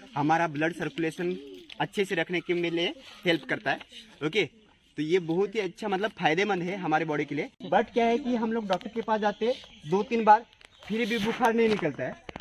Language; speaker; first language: Hindi; non-native, local second language; Marathi